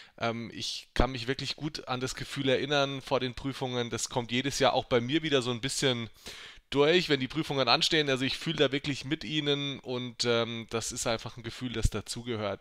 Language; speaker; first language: German; native; German